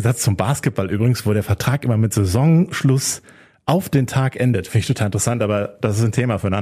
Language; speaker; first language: German; native; German